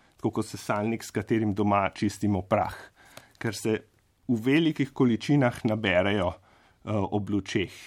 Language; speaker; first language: Slovenian; native; Slovenian